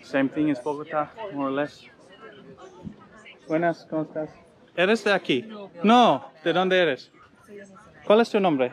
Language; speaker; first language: Spanish; non-native, learner; English